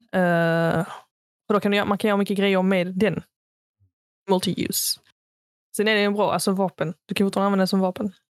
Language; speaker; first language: Swedish; native; Swedish